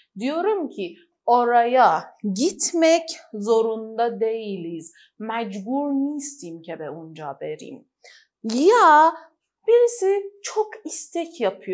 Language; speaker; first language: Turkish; non-native, fluent; Persian